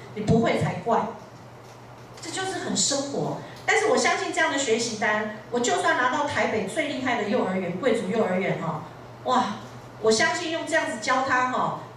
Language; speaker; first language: Chinese; native; Chinese